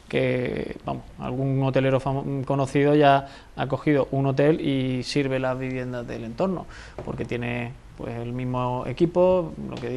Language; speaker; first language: Spanish; native; Spanish